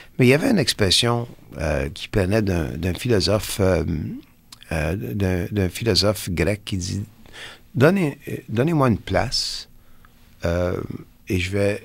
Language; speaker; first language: French; non-native, local second language; English